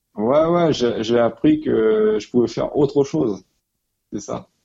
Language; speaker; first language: French; native; French